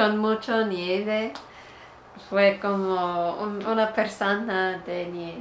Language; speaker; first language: Spanish; non-native, learner; English